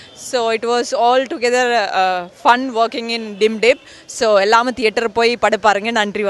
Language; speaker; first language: Tamil; non-native, fluent; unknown